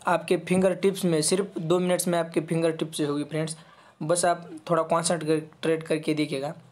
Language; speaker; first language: Hindi; non-native, local second language; Marathi